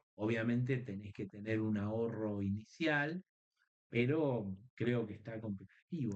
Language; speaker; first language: Spanish; native; Spanish